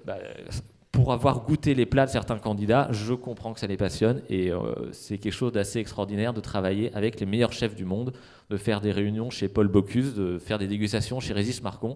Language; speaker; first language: French; native; French